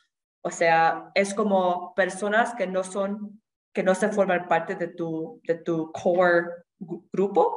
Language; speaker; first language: Spanish; non-native, fluent; English